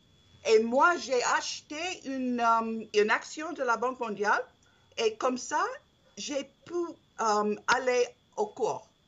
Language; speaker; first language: French; non-native, learner; English